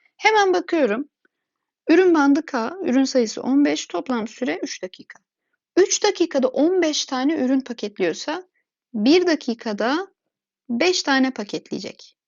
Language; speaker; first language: Turkish; native; Turkish